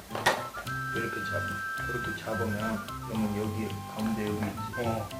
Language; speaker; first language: Korean; non-native, learner; Mongolian